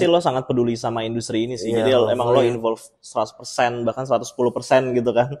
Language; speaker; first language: Indonesian; native; Indonesian